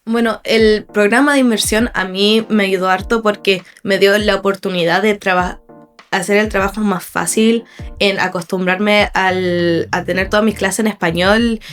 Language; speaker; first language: Spanish; non-native, fluent; English